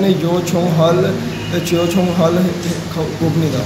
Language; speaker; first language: Korean; non-native, learner; Punjabi